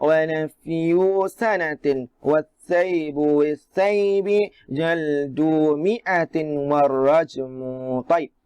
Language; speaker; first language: Arabic; non-native, fluent; Malay